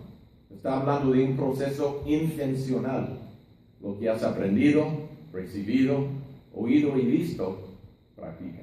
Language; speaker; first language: Spanish; non-native, fluent; English